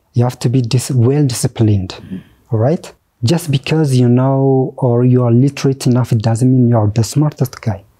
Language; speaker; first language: English; non-native, fluent; Oromo